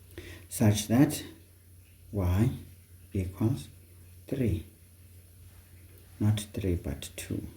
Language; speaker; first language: English; non-native, local second language; Xhosa